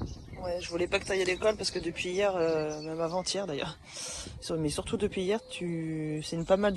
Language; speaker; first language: French; native; French